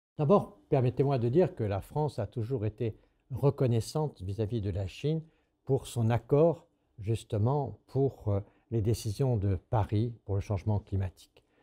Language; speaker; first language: French; native; French